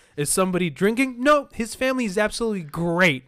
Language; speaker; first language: English; early bilingual, other home language; Arabic